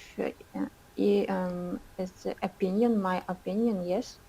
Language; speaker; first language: English; non-native, learner; Russian